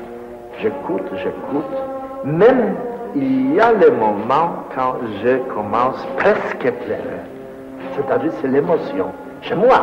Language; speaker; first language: French; non-native, fluent; Polish